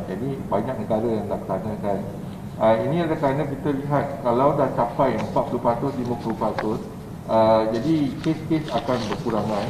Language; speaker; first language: Malay; native; Malay